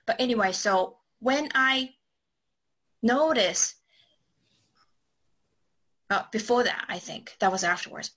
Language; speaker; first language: English; non-native, fluent; Japanese